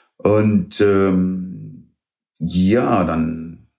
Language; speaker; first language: German; early bilingual, other home language; English